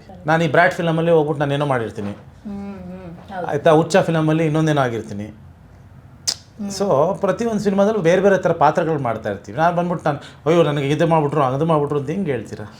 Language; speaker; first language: Kannada; native; Kannada